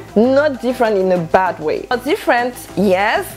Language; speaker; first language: English; non-native, local second language; French